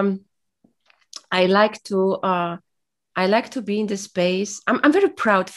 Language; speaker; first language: English; non-native, fluent; Polish